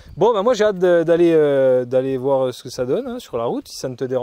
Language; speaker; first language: French; native; French